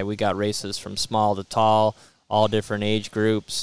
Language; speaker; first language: English; native; English